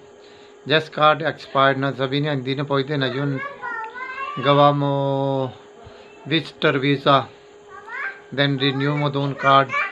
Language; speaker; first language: Filipino; non-native, learner; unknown